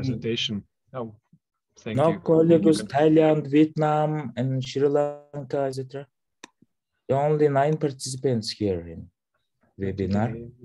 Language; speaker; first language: English; non-native, learner; Mongolian